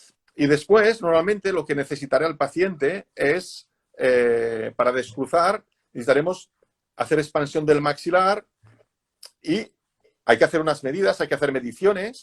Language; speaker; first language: Spanish; native; Spanish